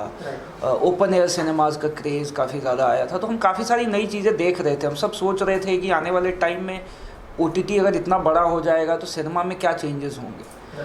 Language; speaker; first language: Hindi; native; Hindi